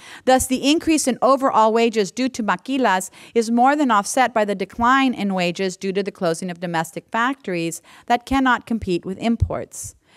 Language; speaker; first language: English; native; English